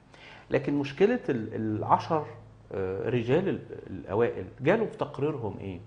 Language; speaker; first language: Arabic; native; Arabic